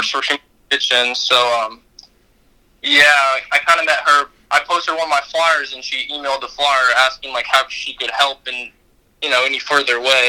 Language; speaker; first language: English; native; English